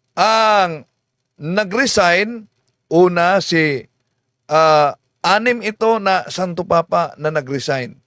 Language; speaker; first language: Filipino; non-native, local second language; Cebuano